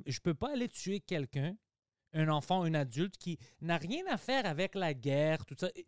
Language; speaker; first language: French; early bilingual, other home language; Greek